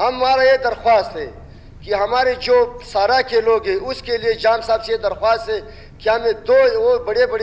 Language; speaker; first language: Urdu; non-native, local second language; Pashto